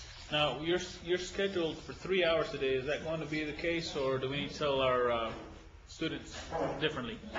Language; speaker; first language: English; early bilingual, other home language; Spanish